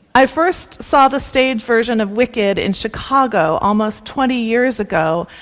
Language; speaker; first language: English; native; English